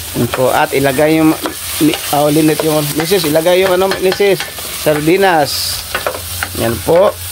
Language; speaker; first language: Filipino; non-native, local second language; Cebuano